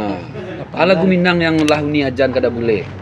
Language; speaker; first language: Indonesian; non-native, local second language; Minangkabau